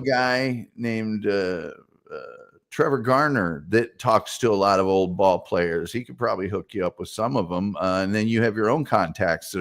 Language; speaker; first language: English; native; English